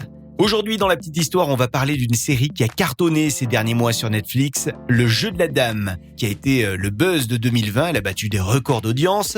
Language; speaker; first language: French; native; French